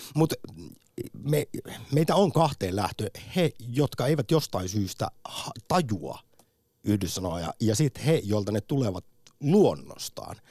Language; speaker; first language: Finnish; native; Finnish